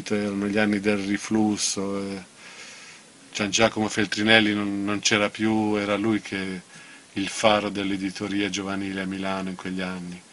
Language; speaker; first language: Italian; non-native, local second language; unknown